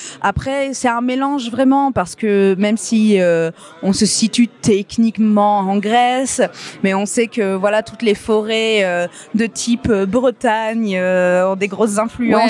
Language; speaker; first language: French; native; French